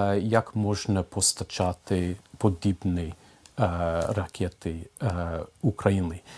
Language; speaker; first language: Ukrainian; non-native, fluent; English